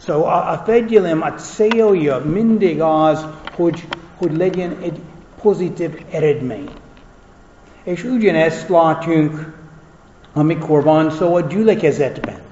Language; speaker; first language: Hungarian; non-native, fluent; English